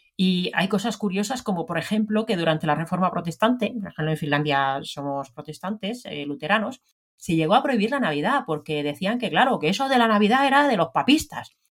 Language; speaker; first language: Spanish; non-native, fluent; Finnish